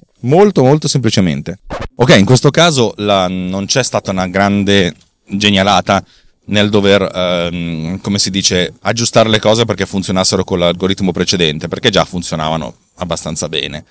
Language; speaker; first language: Italian; native; Italian